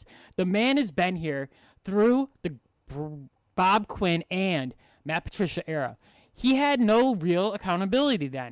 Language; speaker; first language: English; native; English